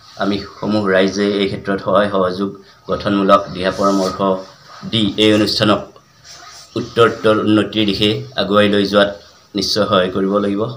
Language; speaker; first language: Assamese; native; Assamese